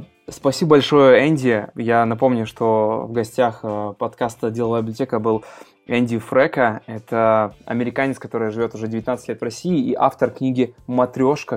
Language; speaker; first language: Russian; native; Russian